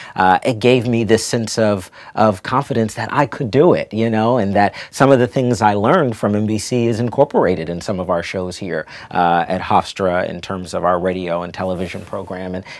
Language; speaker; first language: English; native; English